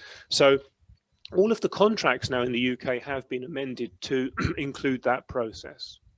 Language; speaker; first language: English; native; English